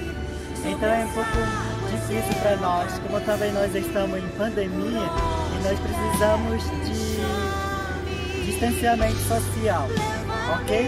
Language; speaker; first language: Portuguese; non-native, local second language; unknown